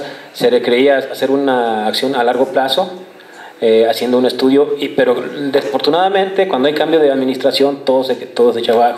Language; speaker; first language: Spanish; native; Spanish